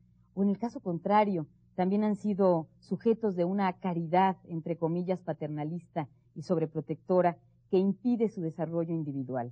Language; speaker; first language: Spanish; native; Spanish